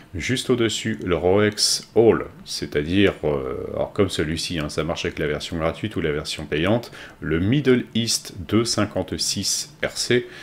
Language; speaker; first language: French; native; French